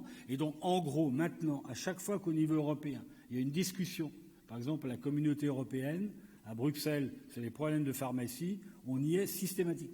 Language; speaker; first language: French; native; French